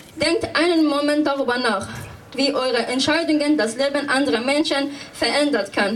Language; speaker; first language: German; non-native, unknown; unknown